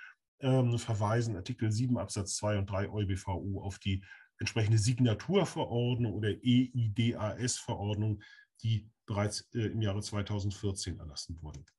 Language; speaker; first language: German; native; German